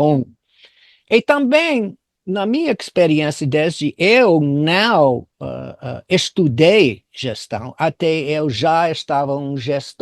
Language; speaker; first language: Portuguese; non-native, fluent; English